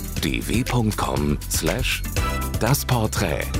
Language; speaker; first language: German; non-native, fluent; Polish